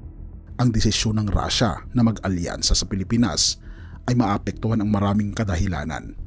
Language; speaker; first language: Filipino; native; Filipino